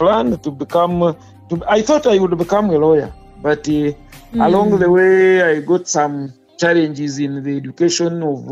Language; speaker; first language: English; non-native, local second language; Nyankole